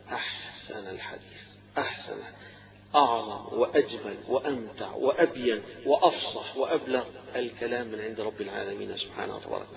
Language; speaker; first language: Arabic; native; Arabic